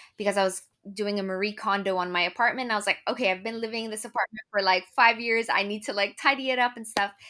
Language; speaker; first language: English; non-native, fluent; Arabic